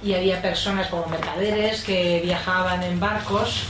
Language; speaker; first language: Spanish; native; Spanish